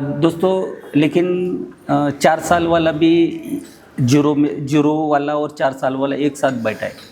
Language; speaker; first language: Hindi; non-native, local second language; Marathi